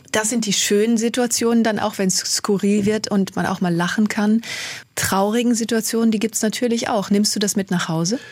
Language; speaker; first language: German; native; German